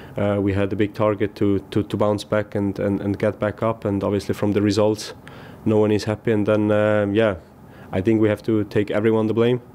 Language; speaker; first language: English; non-native, fluent; German